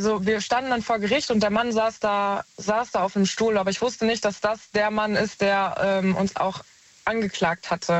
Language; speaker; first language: German; native; German